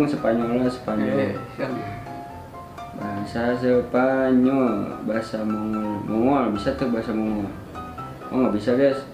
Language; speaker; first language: Indonesian; non-native, local second language; Sundanese